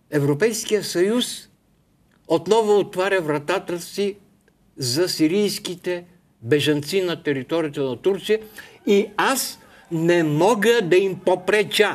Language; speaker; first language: Bulgarian; native; Bulgarian